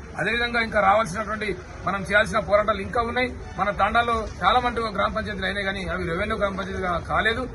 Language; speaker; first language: Telugu; non-native, local second language; Lambadi